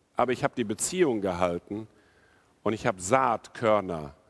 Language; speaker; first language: German; non-native, fluent; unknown